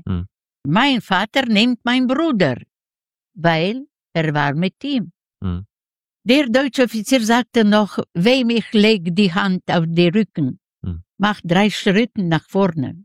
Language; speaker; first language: German; non-native, learner; Yiddish